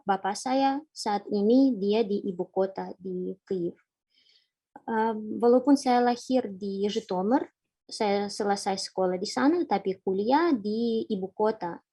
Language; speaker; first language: Indonesian; non-native, fluent; Ukrainian